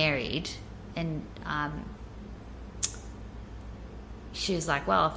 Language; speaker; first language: English; native; English